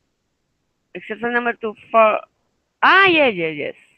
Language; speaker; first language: English; non-native, fluent; Spanish